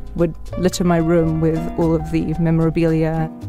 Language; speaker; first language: English; early bilingual, other home language; Spanish